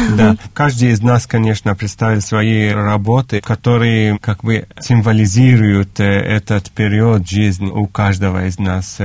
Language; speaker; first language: Russian; non-native, fluent; Arabic